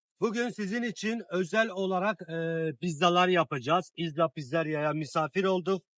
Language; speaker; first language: Turkish; non-native, fluent; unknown